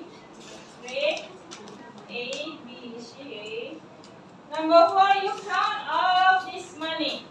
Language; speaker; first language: English; non-native, learner; Indonesian